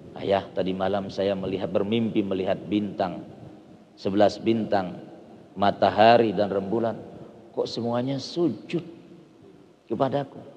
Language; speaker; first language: Indonesian; non-native, local second language; Sasak